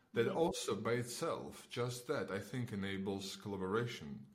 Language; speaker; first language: English; non-native, fluent; Belarusian